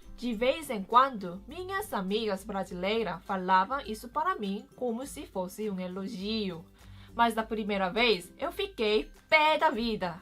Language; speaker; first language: Portuguese; non-native, fluent; Korean